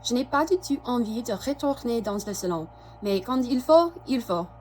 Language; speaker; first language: French; non-native, fluent; English